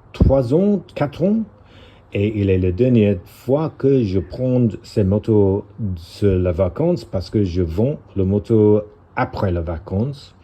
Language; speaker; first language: French; non-native, learner; English